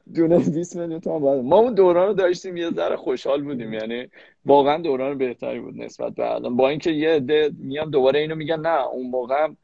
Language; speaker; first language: Persian; native; Persian